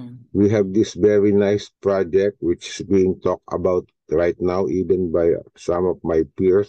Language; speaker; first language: English; non-native, local second language; Filipino